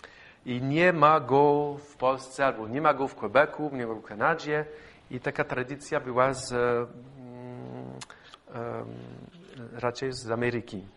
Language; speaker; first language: Polish; non-native, fluent; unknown